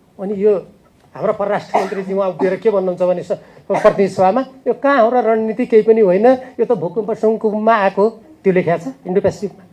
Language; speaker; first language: Nepali; native; Nepali